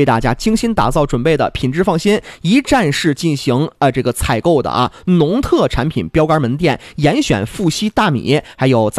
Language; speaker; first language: Chinese; native; Chinese